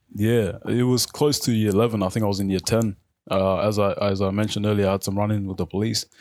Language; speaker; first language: English; non-native, local second language; Arabic